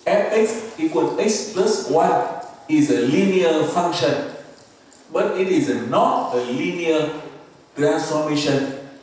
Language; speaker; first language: English; non-native, fluent; Vietnamese